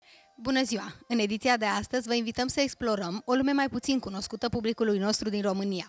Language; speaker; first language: Romanian; native; Romanian